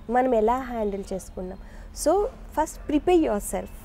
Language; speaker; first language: Telugu; early bilingual, other home language; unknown